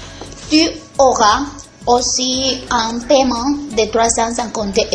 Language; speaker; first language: French; non-native, learner; Spanish